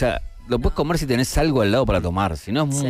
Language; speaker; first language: Spanish; native; Spanish